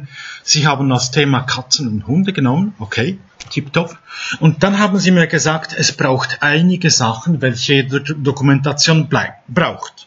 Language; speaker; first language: German; non-native, fluent; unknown